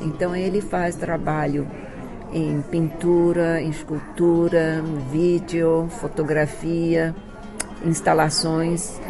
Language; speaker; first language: Portuguese; early bilingual, other home language; Chinese